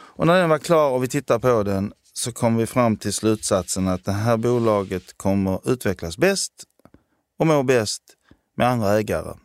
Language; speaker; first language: Swedish; early bilingual, other home language; Armenian